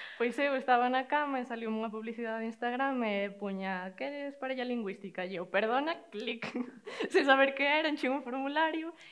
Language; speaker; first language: Galician; native; Galician